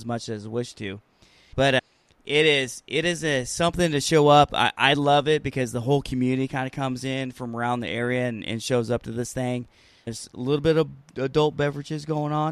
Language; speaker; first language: English; native; English